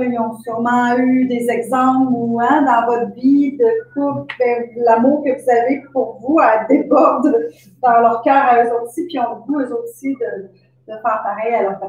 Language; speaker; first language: French; native; French